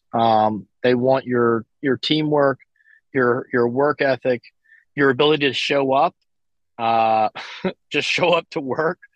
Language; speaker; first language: English; native; English